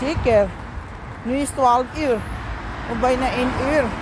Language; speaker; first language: Dutch; non-native, learner; Filipino